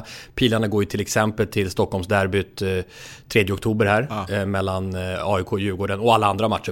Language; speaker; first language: Swedish; native; Swedish